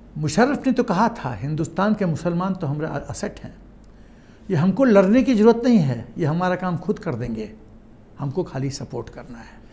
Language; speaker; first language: Hindi; native; Hindi